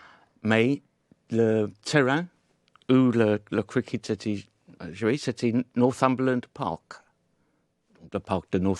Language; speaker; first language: French; non-native, fluent; English